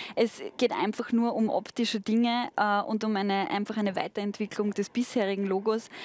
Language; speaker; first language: German; native; German